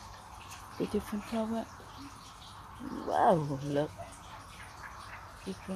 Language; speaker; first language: English; non-native, learner; Thai